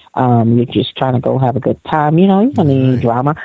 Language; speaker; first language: English; native; English